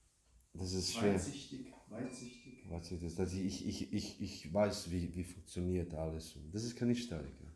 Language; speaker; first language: German; non-native, learner; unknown